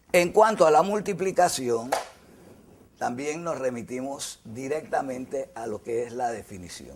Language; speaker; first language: Spanish; native; Spanish